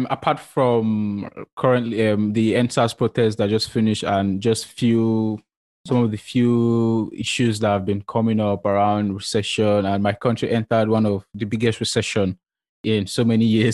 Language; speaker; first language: English; non-native, local second language; Yoruba